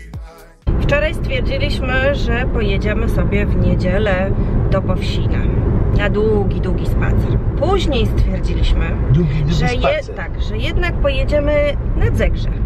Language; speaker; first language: Polish; native; Polish